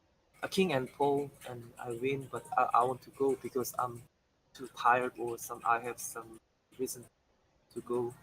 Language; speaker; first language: English; non-native, learner; Korean